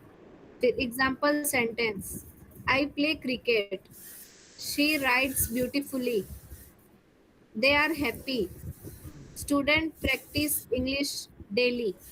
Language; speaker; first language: English; non-native, learner; Hindi